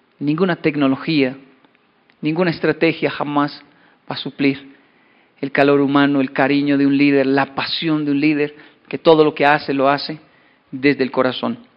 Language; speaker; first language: Spanish; native; Spanish